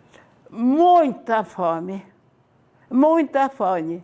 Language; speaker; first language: Portuguese; non-native, fluent; Ukrainian